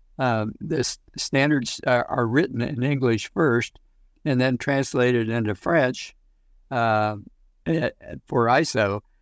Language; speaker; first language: English; native; English